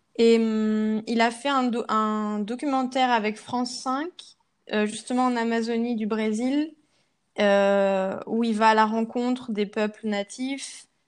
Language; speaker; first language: French; native; French